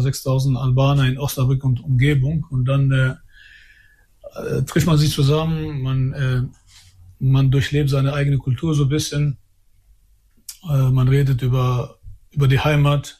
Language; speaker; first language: German; early bilingual, other home language; Albanian